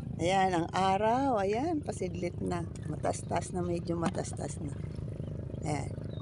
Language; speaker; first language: Filipino; non-native, local second language; Waray